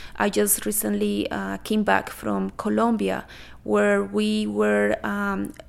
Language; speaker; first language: English; non-native, fluent; Spanish